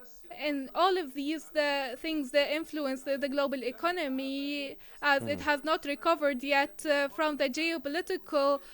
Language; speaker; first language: English; non-native, fluent; Arabic